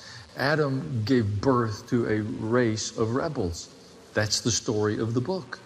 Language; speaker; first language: English; native; English